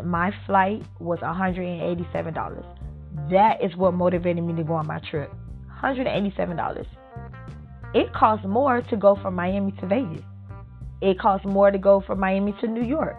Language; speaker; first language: English; native; English